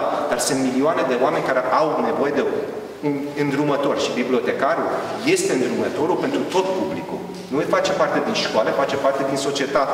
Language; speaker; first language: Romanian; early bilingual, heritage; Romanian